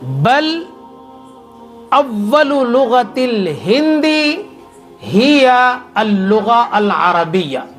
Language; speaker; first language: Arabic; non-native, learner; Urdu